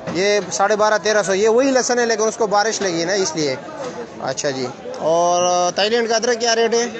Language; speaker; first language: Urdu; non-native, local second language; Pashto